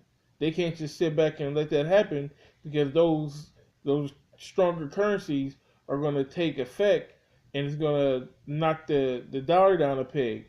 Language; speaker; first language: English; native; English